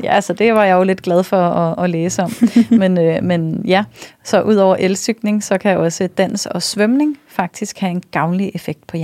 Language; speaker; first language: Danish; native; Danish